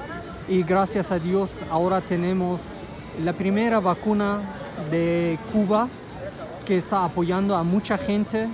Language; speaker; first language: Spanish; non-native, fluent; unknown